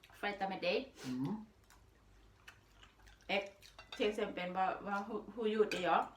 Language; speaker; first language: Swedish; non-native, learner; Thai